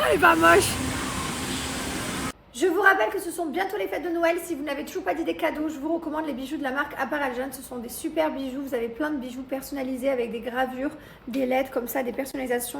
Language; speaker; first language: French; native; French